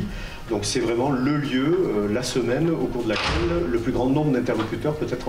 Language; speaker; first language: French; native; French